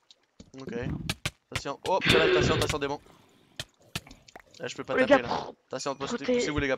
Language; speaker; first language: French; native; French